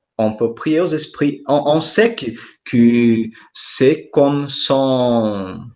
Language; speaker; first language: French; non-native, fluent; Portuguese